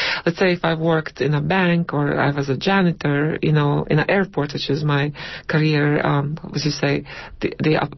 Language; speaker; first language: English; non-native, fluent; Latvian